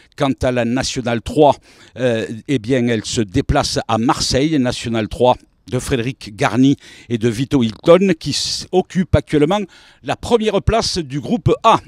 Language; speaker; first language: French; native; French